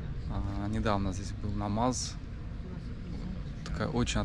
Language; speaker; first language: Russian; native; Russian